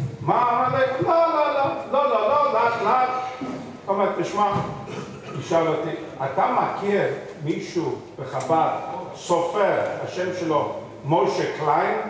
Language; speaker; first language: Hebrew; non-native, fluent; English